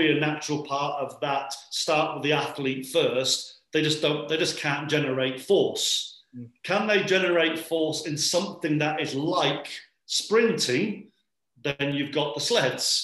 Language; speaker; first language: English; native; English